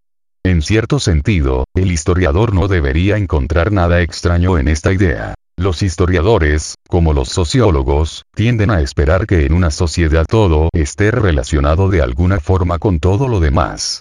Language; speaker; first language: Spanish; native; Spanish